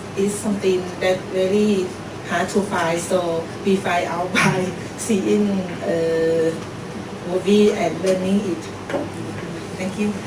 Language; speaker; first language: English; non-native, learner; Thai